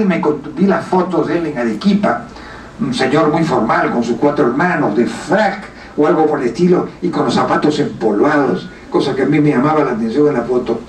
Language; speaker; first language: Spanish; native; Spanish